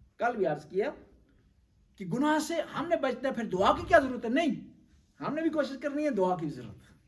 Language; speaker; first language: Urdu; non-native, local second language; Punjabi